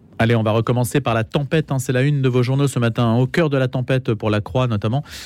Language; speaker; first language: French; native; French